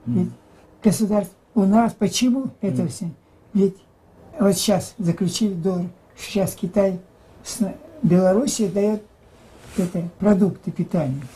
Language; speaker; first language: Russian; native; Russian